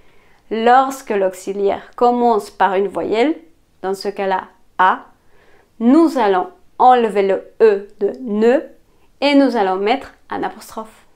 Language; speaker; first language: French; non-native, fluent; Spanish